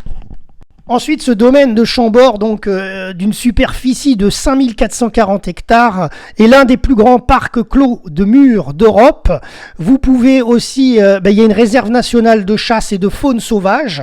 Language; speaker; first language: French; native; French